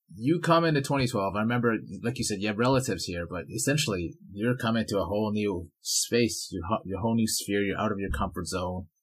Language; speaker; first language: English; native; English